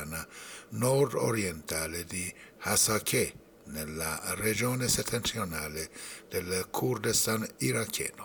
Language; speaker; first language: Italian; non-native, fluent; Persian